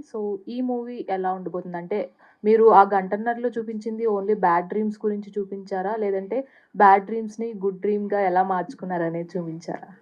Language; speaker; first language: Telugu; native; Telugu